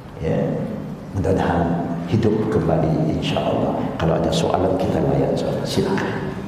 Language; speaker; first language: Malay; non-native, local second language; Chinese